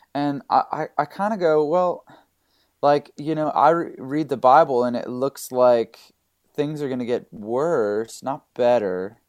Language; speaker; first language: English; native; English